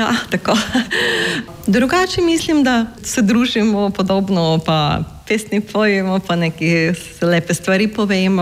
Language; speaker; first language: Slovenian; non-native, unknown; Ukrainian